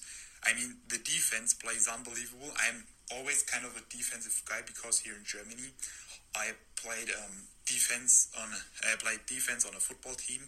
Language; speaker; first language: English; non-native, fluent; German